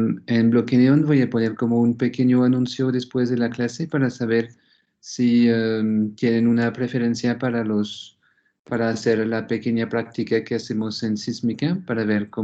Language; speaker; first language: Spanish; non-native, fluent; French